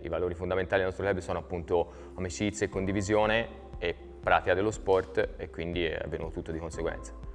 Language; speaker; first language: Italian; native; Italian